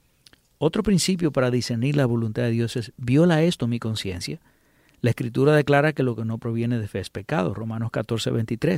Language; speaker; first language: Spanish; native; Spanish